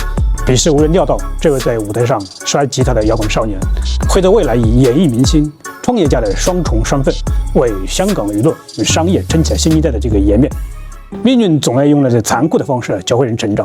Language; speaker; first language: Chinese; native; Chinese